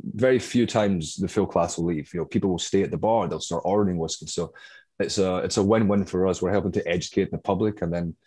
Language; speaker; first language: English; native; English